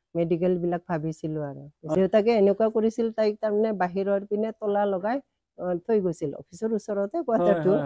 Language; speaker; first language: Assamese; non-native, local second language; Bodo